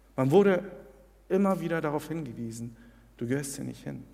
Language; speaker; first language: German; early bilingual, other home language; Korean